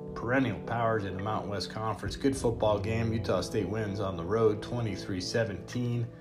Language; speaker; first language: English; native; English